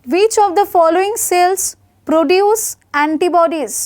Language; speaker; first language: English; non-native, local second language; Bangla